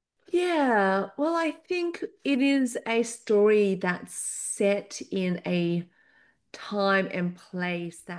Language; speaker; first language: English; native; English